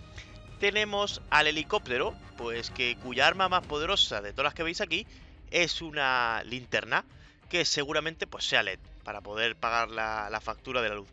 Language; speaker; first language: Spanish; native; Spanish